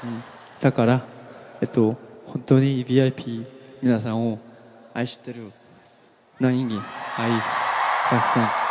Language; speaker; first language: Japanese; non-native, learner; Korean